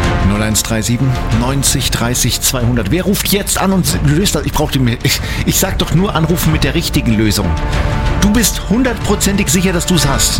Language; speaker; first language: German; native; German